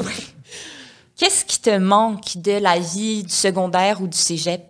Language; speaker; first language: French; native; French